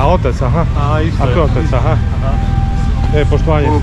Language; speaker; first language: Croatian; native; Croatian